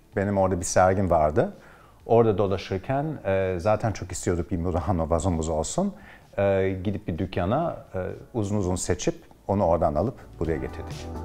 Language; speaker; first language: Turkish; early bilingual, heritage; Turkish